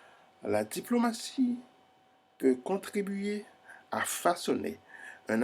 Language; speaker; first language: French; non-native, fluent; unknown